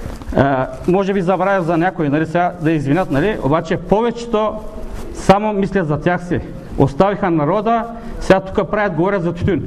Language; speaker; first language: Bulgarian; non-native, local second language; Turkish